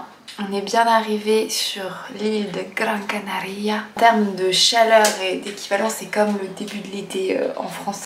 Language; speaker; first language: French; native; French